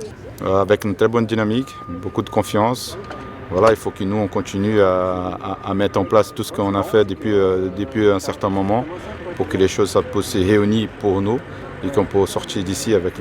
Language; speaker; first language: French; native; French